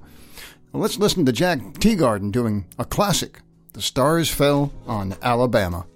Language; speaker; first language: English; native; English